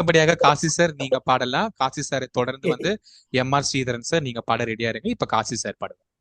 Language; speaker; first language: Tamil; native; Tamil